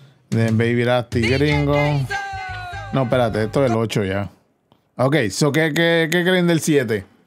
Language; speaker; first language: Spanish; early bilingual, heritage; Spanish